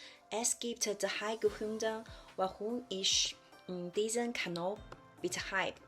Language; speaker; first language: German; non-native, learner; Chinese